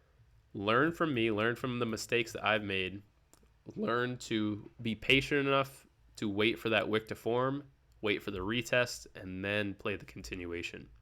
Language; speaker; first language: English; native; English